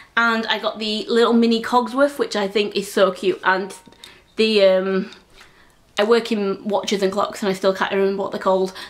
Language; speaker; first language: English; native; English